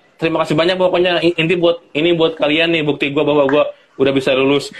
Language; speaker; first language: Indonesian; non-native, local second language; Sundanese